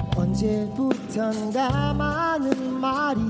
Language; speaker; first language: Korean; native; Korean